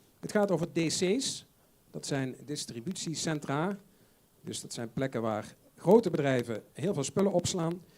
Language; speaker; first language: Dutch; native; Dutch